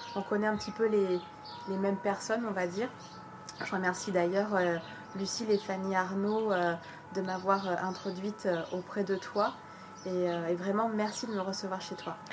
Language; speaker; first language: French; native; French